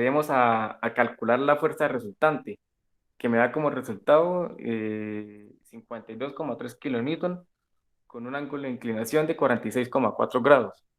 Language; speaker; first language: Spanish; native; Spanish